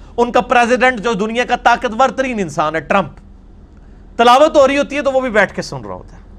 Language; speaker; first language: Urdu; non-native, local second language; Punjabi